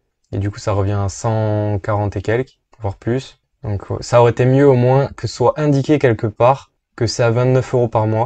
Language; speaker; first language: French; native; French